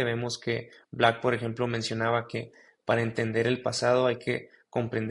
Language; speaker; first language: Spanish; native; Spanish